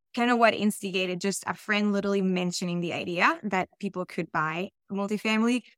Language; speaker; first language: English; non-native, fluent; Spanish